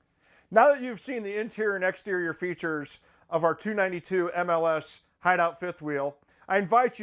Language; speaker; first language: English; native; English